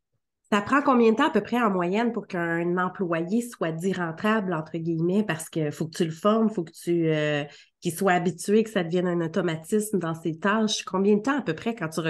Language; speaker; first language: French; native; French